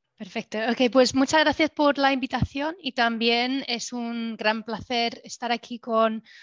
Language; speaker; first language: Spanish; non-native, fluent; English